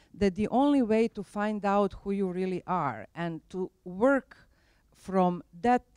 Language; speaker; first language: English; non-native, fluent; Croatian